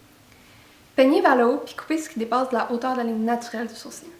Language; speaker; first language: French; native; French